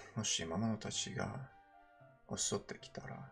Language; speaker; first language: Japanese; non-native, learner; English